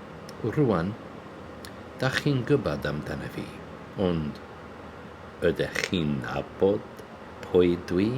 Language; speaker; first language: Welsh; non-native, learner; English